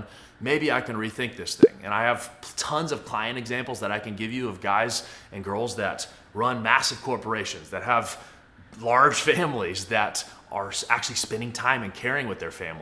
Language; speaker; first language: English; native; English